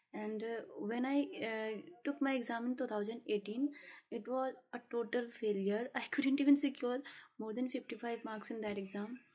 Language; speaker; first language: Hindi; native; Hindi